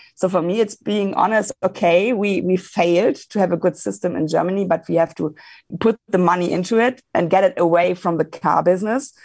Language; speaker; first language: English; non-native, fluent; German